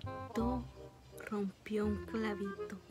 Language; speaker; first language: Spanish; early bilingual, heritage; Spanish